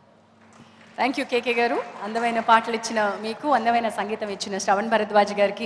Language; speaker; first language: Telugu; native; Telugu